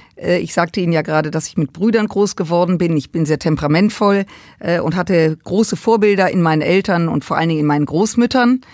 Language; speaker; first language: German; native; German